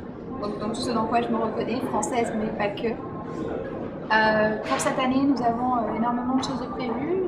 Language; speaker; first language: French; native; French